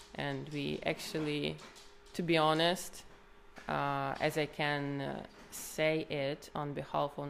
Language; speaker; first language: English; non-native, fluent; Ukrainian